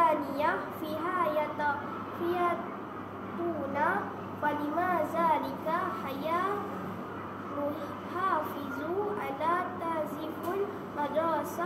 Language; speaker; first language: Arabic; non-native, learner; Malay